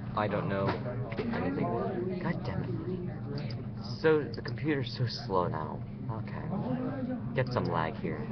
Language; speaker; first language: English; native; English